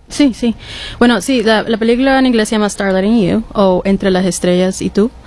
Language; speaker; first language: Spanish; early bilingual, heritage; Spanish